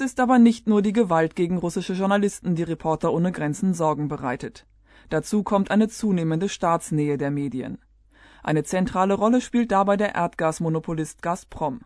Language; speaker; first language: German; native; German